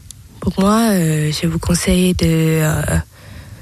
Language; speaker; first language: French; non-native, learner; Thai